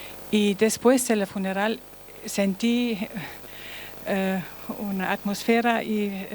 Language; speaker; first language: Spanish; non-native, learner; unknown